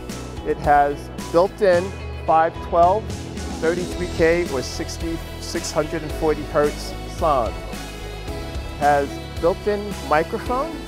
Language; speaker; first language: English; native; English